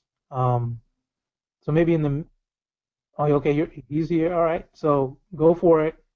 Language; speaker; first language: English; native; English